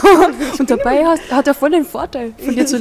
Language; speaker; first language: German; native; German